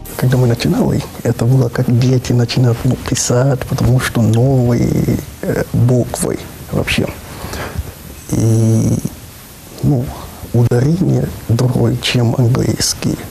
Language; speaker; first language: Russian; non-native, learner; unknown